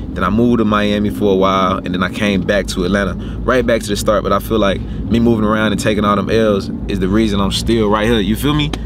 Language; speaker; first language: English; native; English